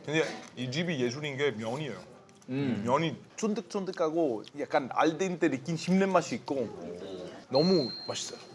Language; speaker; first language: Korean; non-native, fluent; Hindi